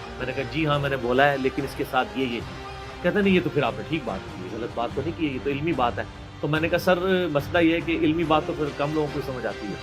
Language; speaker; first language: Urdu; non-native, local second language; Punjabi